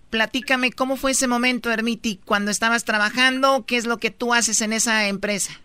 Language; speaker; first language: Spanish; native; Spanish